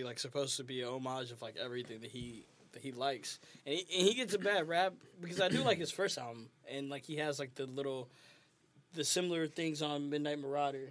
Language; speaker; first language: English; early bilingual, other home language; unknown